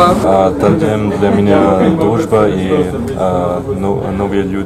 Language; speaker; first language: Russian; non-native, learner; German